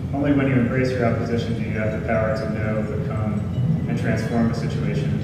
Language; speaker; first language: English; native; English